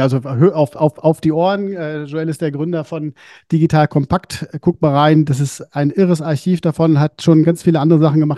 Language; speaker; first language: German; native; German